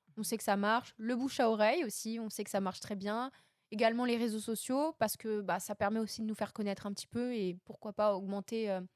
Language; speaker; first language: French; native; French